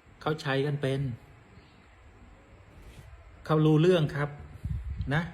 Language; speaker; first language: Thai; non-native, fluent; Khmer